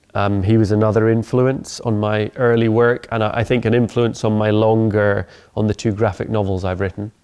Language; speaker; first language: English; native; English